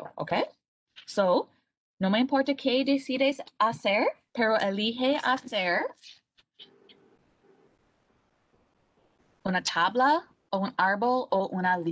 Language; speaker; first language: Spanish; non-native, learner; English